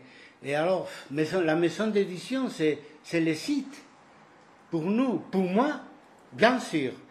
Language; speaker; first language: French; non-native, fluent; Spanish